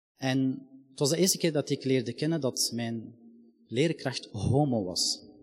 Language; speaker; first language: Dutch; non-native, fluent; Arabic